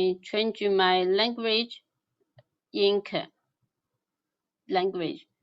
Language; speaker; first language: English; non-native, learner; Chinese